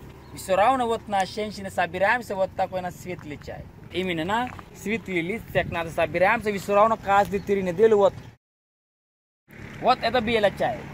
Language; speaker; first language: Russian; non-native, learner; Sinhala